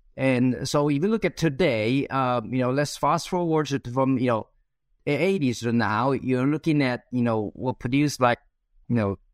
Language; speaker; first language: English; non-native, fluent; Chinese